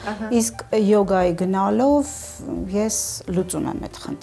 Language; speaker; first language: Armenian; native; Armenian